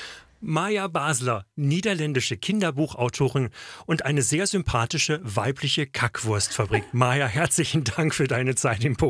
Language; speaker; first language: German; native; German